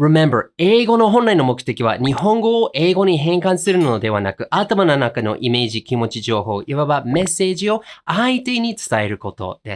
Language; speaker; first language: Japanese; non-native, fluent; English